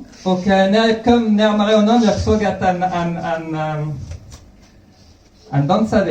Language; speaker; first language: Swedish; non-native, fluent; French